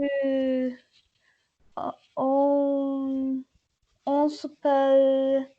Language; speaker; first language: French; non-native, learner; English